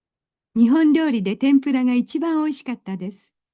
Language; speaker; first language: Japanese; non-native, learner; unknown